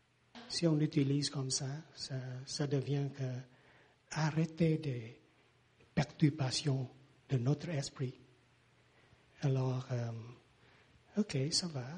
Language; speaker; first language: French; non-native, learner; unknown